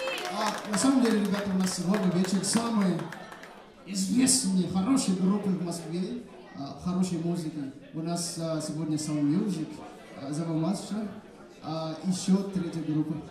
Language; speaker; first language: Russian; non-native, fluent; Malagasy